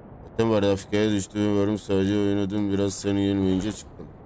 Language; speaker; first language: Turkish; native; Turkish